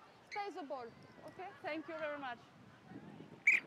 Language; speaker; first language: English; non-native, learner; French